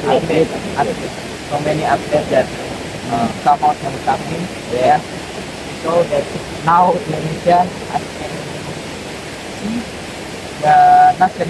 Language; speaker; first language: English; non-native, learner; Indonesian